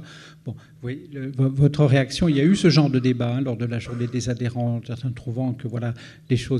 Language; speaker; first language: French; native; French